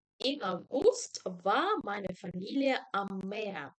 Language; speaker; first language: German; non-native, fluent; Ukrainian